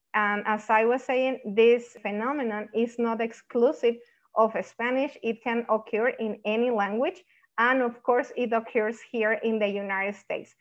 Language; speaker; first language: English; non-native, fluent; Spanish